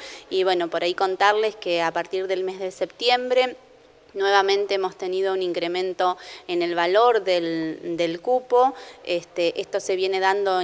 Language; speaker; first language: Spanish; native; Spanish